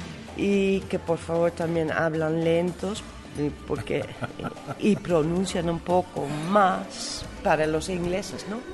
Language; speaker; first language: Spanish; non-native, fluent; Dutch